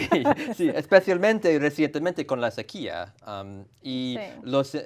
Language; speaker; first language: Spanish; non-native, fluent; English